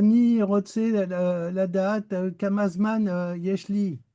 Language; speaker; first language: Hebrew; non-native, learner; French